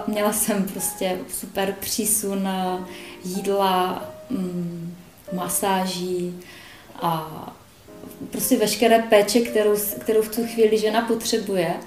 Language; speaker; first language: Czech; native; Czech